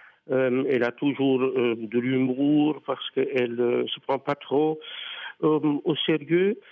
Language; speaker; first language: French; non-native, fluent; Dutch